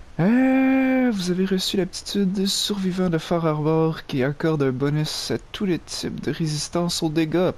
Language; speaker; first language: French; native; French